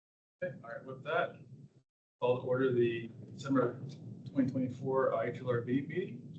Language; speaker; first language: English; native; English